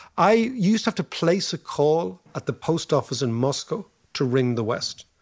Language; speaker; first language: English; native; English